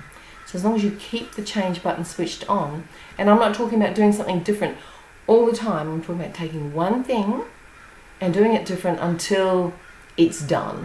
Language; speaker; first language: English; native; English